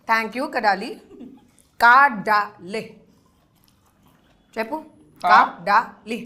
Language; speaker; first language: Telugu; non-native, learner; Hindi